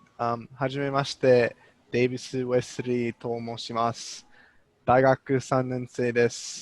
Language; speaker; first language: Japanese; non-native, learner; English